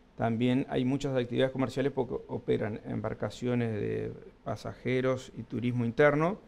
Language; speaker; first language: Spanish; native; Spanish